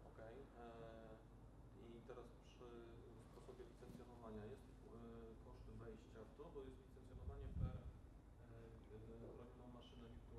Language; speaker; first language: Polish; native; Polish